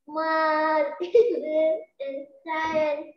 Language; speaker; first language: English; non-native, learner; Vietnamese